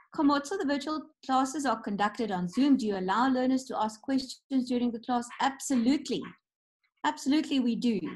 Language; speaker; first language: English; non-native, local second language; Afrikaans